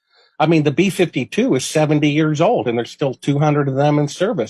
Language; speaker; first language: English; native; English